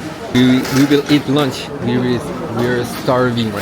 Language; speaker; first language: English; non-native, learner; Korean